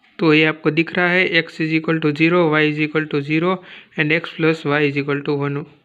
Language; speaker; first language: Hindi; non-native, local second language; Gujarati